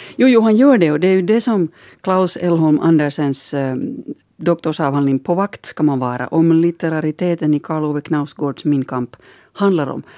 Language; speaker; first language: Swedish; native; Swedish